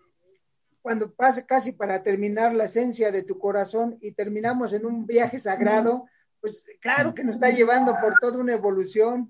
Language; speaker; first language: Spanish; native; Spanish